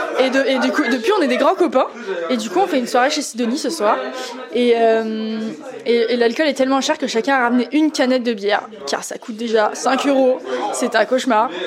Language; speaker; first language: French; native; French